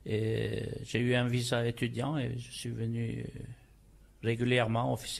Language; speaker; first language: French; non-native, fluent; Turkish